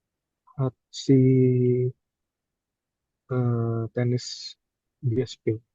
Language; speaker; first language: German; non-native, learner; Indonesian